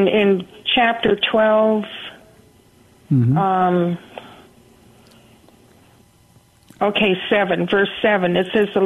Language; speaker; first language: English; native; English